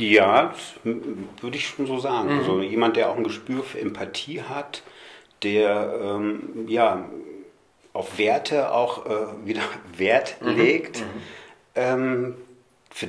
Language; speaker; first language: German; native; German